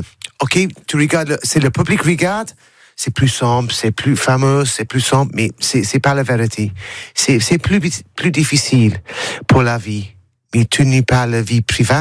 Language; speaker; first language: French; non-native, learner; English